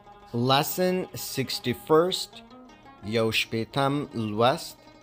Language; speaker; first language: English; non-native, fluent; Pashto